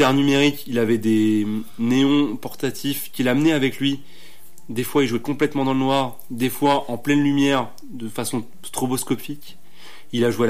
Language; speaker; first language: French; native; French